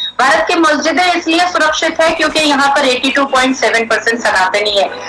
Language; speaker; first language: Hindi; native; Hindi